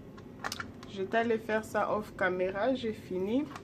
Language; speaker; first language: French; non-native, local second language; Lingala